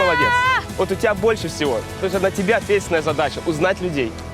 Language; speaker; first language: Russian; native; Russian